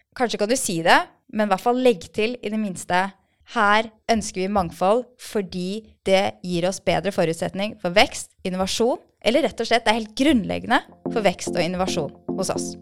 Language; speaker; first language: Norwegian; early bilingual, other home language; Persian